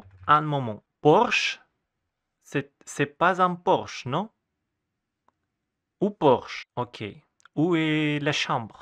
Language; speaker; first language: French; non-native, fluent; Russian